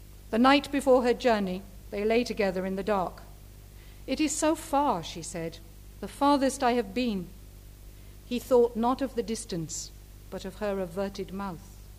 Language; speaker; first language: English; native; English